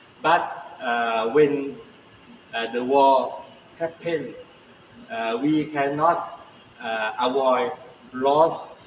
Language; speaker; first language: English; non-native, learner; Thai